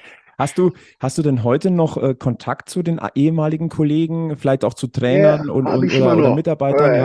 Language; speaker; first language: German; native; German